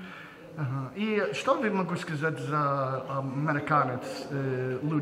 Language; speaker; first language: Russian; non-native, learner; English